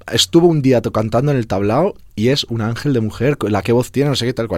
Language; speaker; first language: Spanish; non-native, local second language; Catalan